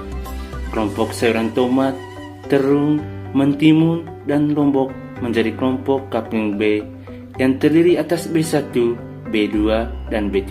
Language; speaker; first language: Indonesian; native; Indonesian